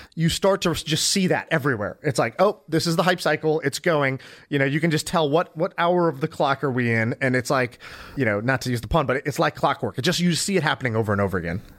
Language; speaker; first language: English; native; English